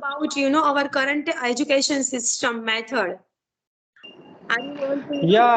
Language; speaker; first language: English; non-native, learner; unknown